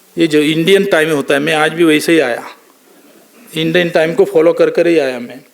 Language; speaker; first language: Hindi; non-native, local second language; Marathi